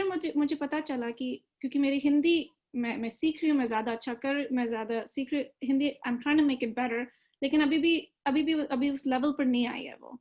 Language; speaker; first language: Hindi; early bilingual, other home language; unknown